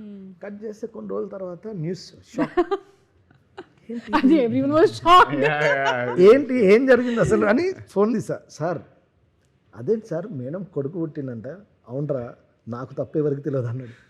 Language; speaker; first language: Telugu; native; Telugu